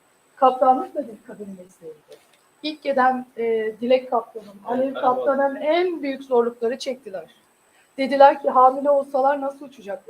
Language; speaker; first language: Turkish; native; Turkish